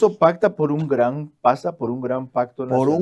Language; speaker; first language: Spanish; native; Spanish